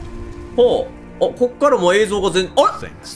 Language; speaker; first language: Japanese; native; Japanese